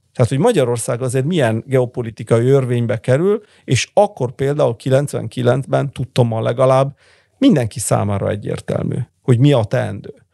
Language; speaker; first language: Hungarian; early bilingual, heritage; Italian